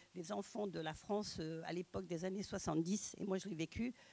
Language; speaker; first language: French; native; French